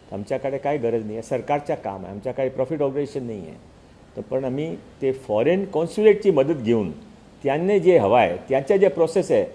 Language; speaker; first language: Marathi; non-native, local second language; Hindi